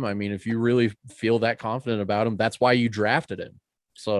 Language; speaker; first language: English; native; English